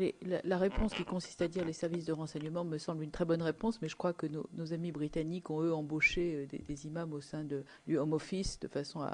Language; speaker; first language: French; native; French